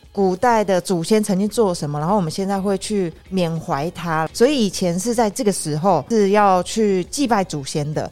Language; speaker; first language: Chinese; native; Chinese